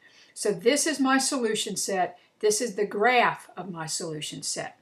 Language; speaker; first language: English; native; English